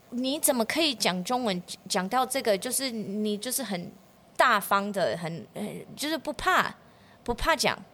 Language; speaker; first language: Chinese; non-native, fluent; English